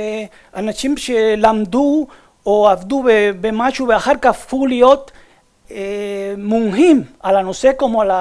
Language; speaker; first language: Hebrew; non-native, fluent; Spanish